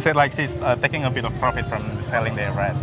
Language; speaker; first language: English; non-native, learner; Indonesian